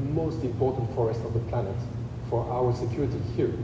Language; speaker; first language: English; non-native, fluent; French